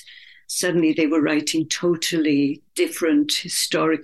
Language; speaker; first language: English; native; English